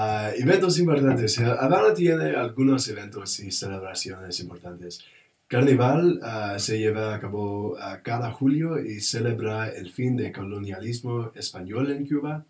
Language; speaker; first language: Spanish; non-native, learner; English